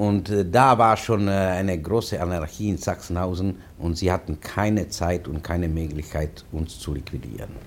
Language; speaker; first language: German; non-native, fluent; Czech